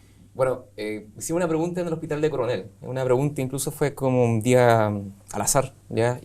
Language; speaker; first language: Spanish; native; Spanish